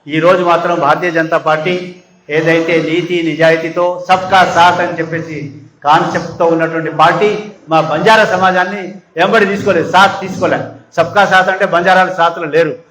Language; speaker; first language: Telugu; non-native, local second language; Lambadi